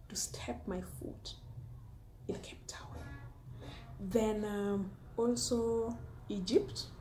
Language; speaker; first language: English; non-native, local second language; Luo (Kenya and Tanzania)